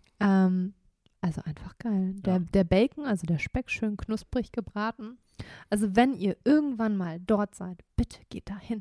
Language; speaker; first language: German; native; German